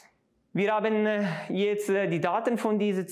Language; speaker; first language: German; non-native, local second language; Italian